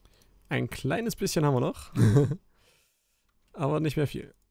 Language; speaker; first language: German; native; German